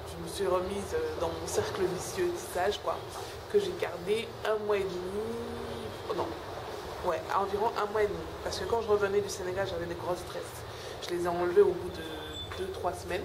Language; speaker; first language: French; non-native, local second language; Wolof